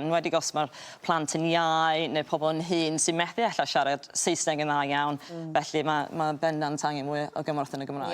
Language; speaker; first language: Welsh; native; Welsh